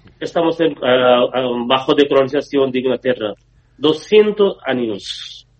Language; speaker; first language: Spanish; non-native, learner; Bangla